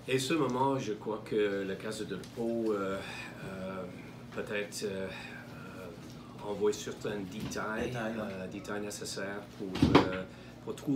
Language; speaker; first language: French; non-native, learner; English